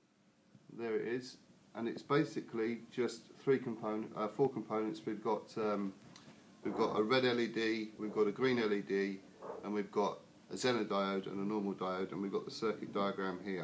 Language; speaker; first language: English; native; English